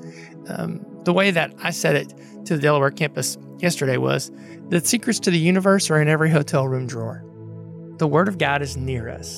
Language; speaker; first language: English; native; English